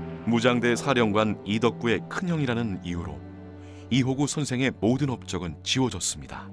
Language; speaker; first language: Korean; native; Korean